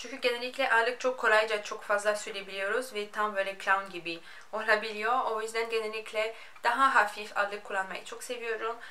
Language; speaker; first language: Turkish; non-native, fluent; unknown